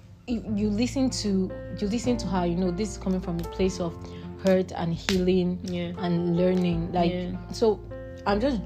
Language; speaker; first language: English; non-native, local second language; Igbo